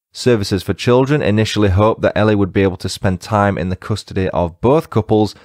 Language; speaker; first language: English; native; English